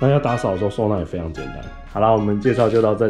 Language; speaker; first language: Chinese; native; Chinese